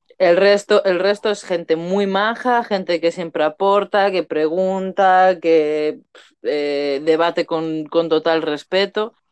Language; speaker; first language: Spanish; native; Spanish